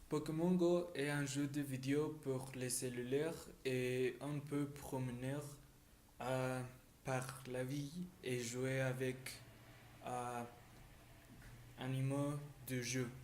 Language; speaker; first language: French; non-native, learner; Spanish